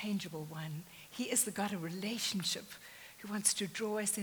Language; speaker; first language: English; native; English